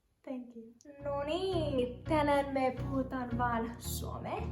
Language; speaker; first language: Finnish; non-native, learner; English